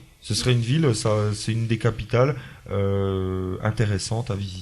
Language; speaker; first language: French; native; French